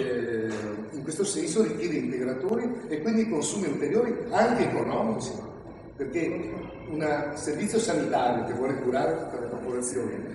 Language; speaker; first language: Italian; native; Italian